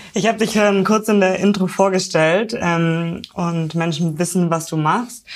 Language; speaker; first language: German; native; German